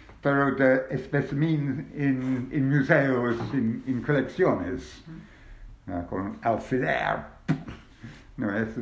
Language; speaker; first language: Spanish; non-native, learner; English